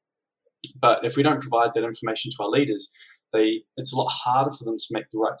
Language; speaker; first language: English; native; English